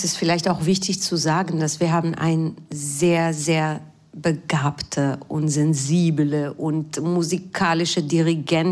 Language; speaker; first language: German; non-native, fluent; Hebrew